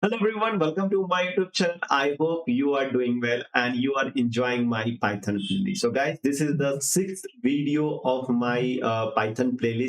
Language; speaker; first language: English; non-native, local second language; Hindi